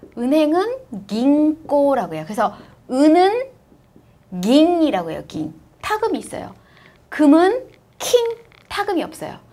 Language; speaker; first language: Korean; native; Korean